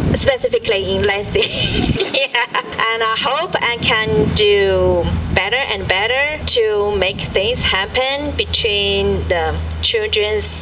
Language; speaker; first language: English; non-native, learner; Chinese